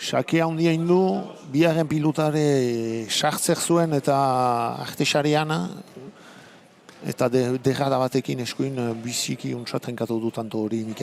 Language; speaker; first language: Basque; native; Basque